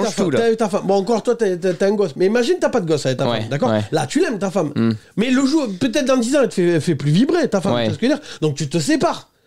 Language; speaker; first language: French; native; French